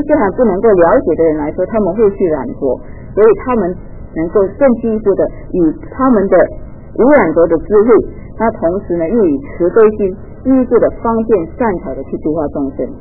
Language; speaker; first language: Chinese; native; Chinese